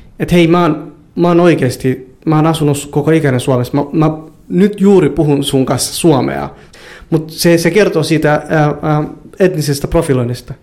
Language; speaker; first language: Finnish; early bilingual, other home language; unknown